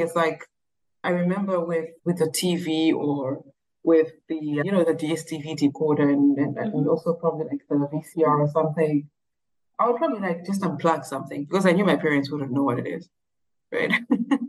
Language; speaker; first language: English; non-native, local second language; Shona